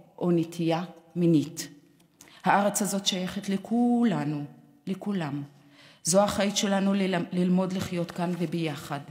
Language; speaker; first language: Hebrew; non-native, local second language; Arabic